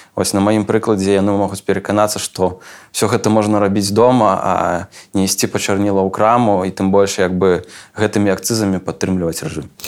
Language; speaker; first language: Belarusian; non-native, local second language; Russian